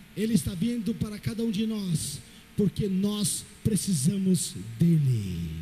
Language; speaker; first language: Portuguese; native; Portuguese